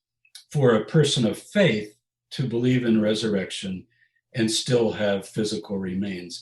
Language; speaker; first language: English; native; English